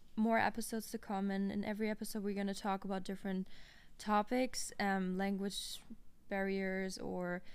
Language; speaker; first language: English; non-native, fluent; German